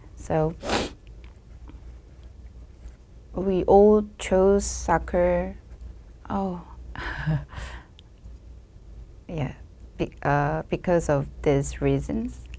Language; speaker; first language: English; non-native, learner; Korean